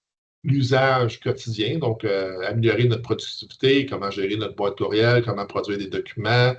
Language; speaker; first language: French; native; French